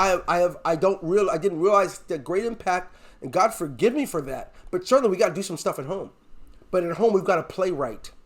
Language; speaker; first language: English; native; English